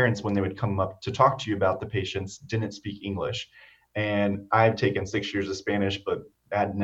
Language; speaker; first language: English; native; English